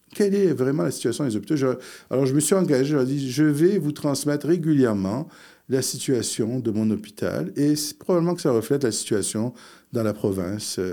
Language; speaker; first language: French; early bilingual, other home language; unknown